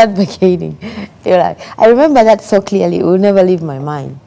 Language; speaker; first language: English; non-native, local second language; Ganda